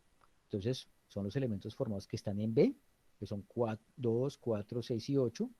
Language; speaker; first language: Spanish; native; Spanish